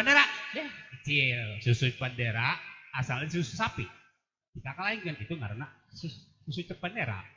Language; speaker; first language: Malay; non-native, local second language; Sundanese